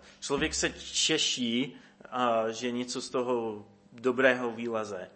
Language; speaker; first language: Czech; non-native, fluent; English